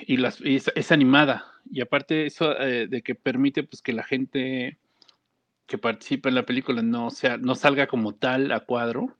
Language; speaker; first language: Spanish; native; Spanish